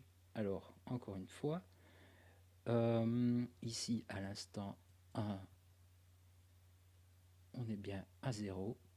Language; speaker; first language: French; native; French